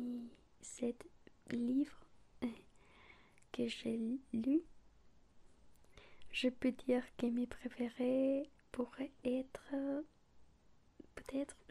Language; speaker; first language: French; non-native, learner; Spanish